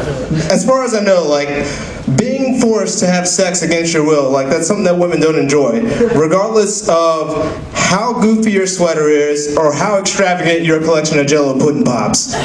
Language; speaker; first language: English; native; English